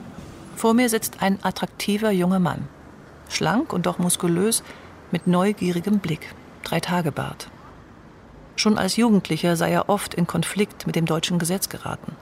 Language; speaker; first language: German; native; German